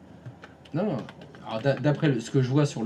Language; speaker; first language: French; native; French